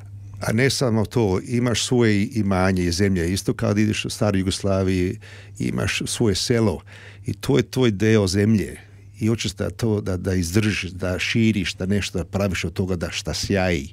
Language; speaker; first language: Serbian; early bilingual, heritage; Serbian